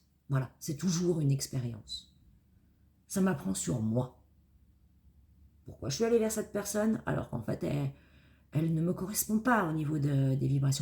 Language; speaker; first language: French; native; French